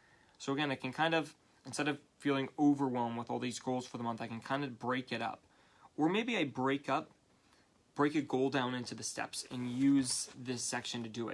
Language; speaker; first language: English; native; English